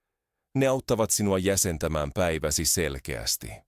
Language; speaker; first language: Finnish; non-native, fluent; Spanish